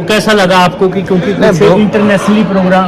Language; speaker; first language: Hindi; native; Hindi